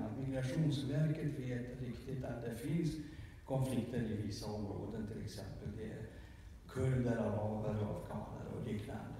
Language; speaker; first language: Swedish; non-native, fluent; Kurdish